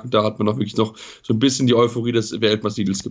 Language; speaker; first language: German; native; German